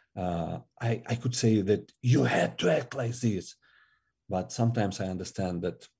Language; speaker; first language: English; non-native, fluent; Russian